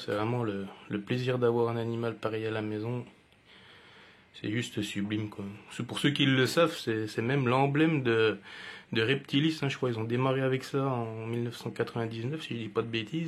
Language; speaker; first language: French; native; French